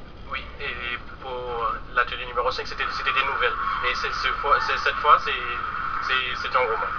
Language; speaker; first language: French; non-native, local second language; Haitian Creole